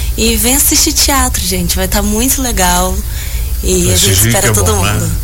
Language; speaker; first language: Portuguese; native; Portuguese